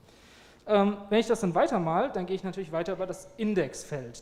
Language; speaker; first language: German; native; German